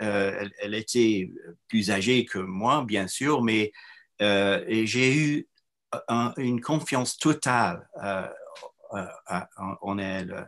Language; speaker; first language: French; non-native, fluent; English